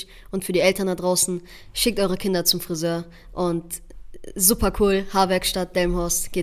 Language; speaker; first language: German; native; German